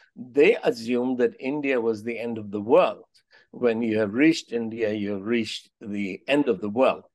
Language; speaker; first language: English; non-native, local second language; Hindi